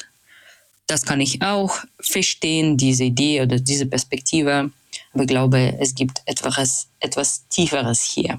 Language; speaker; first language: German; non-native, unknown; Russian